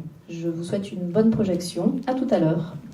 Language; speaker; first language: French; native; French